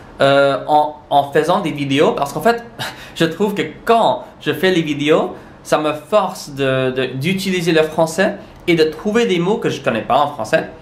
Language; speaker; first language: French; non-native, local second language; English